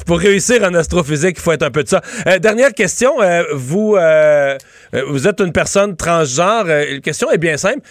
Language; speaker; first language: French; native; French